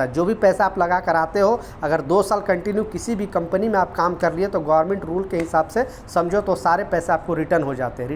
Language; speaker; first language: Hindi; native; Hindi